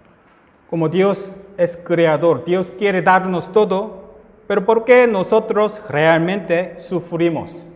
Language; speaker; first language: Spanish; non-native, fluent; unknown